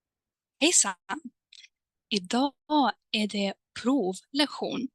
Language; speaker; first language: Swedish; non-native, fluent; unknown